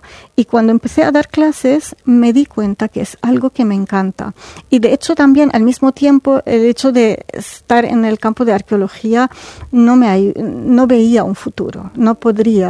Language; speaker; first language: Spanish; non-native, fluent; Arabic